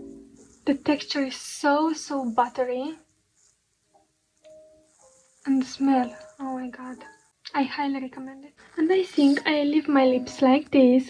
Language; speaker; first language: English; non-native, fluent; Romanian